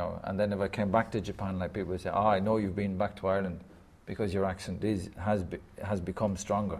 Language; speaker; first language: English; native; English